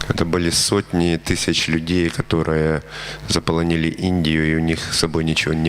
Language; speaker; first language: Russian; native; Russian